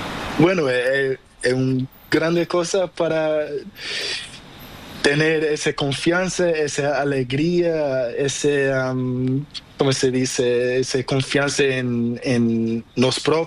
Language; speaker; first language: Spanish; non-native, learner; Portuguese